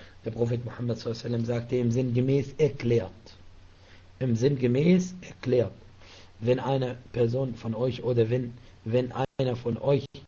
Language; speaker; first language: German; non-native, fluent; Arabic